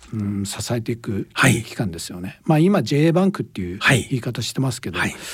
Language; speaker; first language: Japanese; native; Japanese